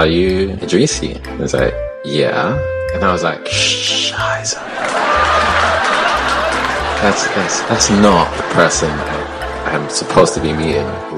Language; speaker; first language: English; native; English